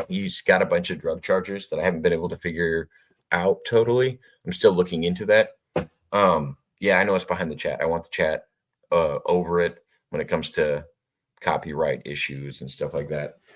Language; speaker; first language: English; native; English